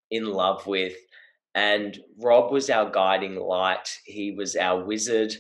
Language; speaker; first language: English; native; English